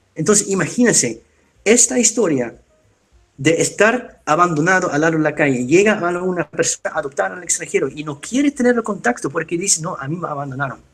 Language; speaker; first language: Spanish; non-native, fluent; Dutch